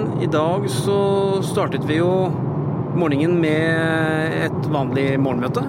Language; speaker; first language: Norwegian; native; Norwegian